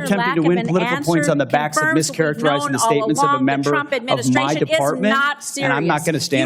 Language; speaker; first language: English; native; English